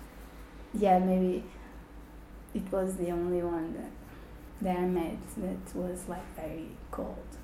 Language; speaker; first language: English; non-native, fluent; Portuguese